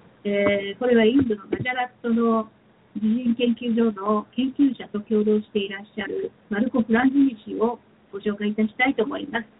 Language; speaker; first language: Japanese; native; Japanese